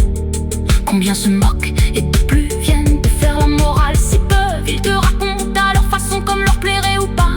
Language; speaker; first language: French; native; French